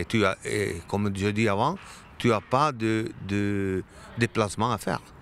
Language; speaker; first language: French; non-native, learner; Italian